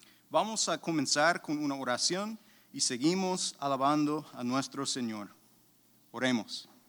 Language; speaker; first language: Spanish; native; Spanish